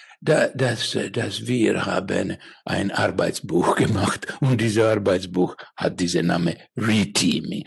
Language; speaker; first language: German; non-native, learner; Finnish